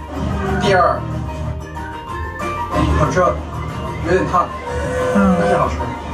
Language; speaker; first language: Chinese; non-native, fluent; Thai